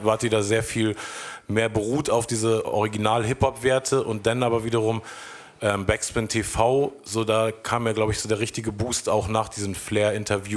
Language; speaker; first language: German; native; German